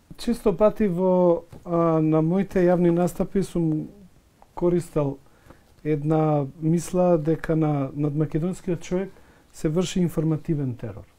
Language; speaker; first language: Macedonian; non-native, local second language; Albanian